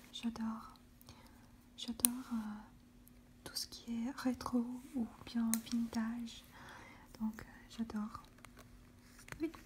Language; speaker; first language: French; non-native, fluent; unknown